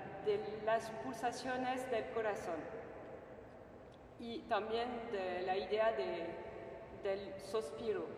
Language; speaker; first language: Spanish; non-native, fluent; French